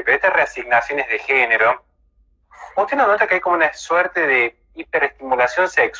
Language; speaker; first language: Spanish; native; Spanish